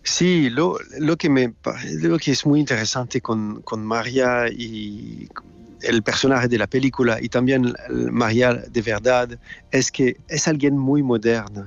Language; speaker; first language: Spanish; non-native, learner; French